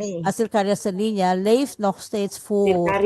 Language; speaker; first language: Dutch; non-native, fluent; Indonesian